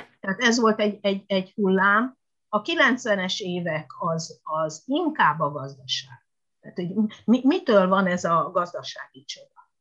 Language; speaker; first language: Hungarian; non-native, fluent; Japanese